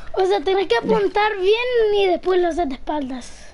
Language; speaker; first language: Spanish; early bilingual, heritage; Spanish